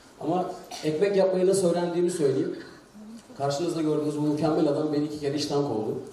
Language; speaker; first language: Turkish; native; Turkish